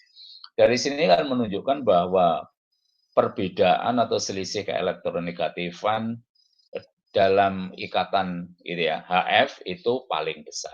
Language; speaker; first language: Indonesian; native; Indonesian